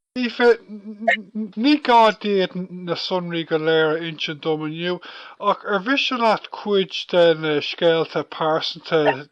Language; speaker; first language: Irish; non-native, local second language; English